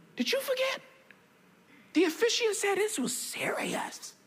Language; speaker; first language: English; native; English